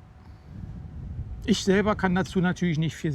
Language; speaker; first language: German; native; German